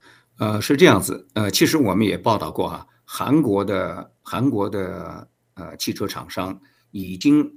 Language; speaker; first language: Chinese; native; Chinese